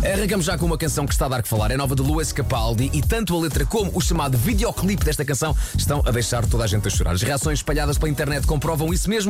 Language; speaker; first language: Portuguese; native; Portuguese